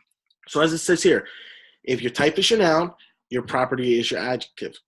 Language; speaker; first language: English; native; English